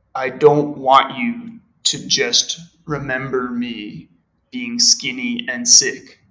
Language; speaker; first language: English; native; English